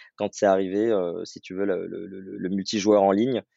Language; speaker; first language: French; native; French